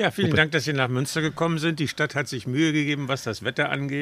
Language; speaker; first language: German; native; German